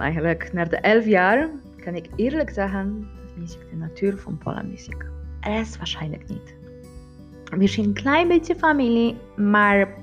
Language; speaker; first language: Dutch; non-native, learner; Polish